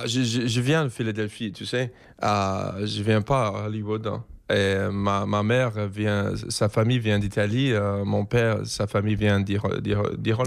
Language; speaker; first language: French; non-native, learner; English